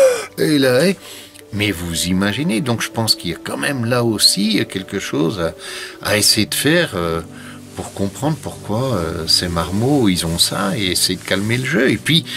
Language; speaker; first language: French; native; French